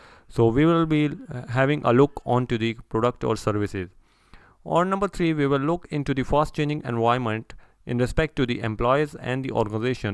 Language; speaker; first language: English; non-native, local second language; Urdu